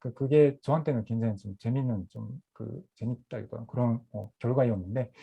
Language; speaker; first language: Korean; non-native, fluent; Japanese